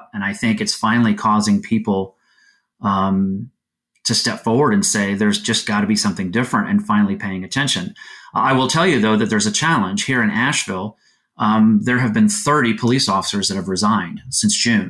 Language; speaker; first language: English; native; English